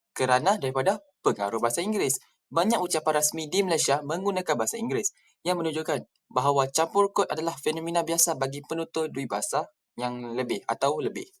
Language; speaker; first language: Malay; native; Malay